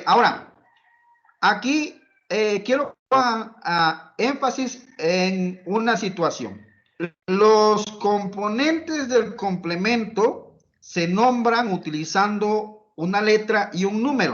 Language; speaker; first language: Spanish; native; Spanish